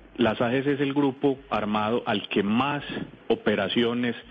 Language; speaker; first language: Spanish; native; Spanish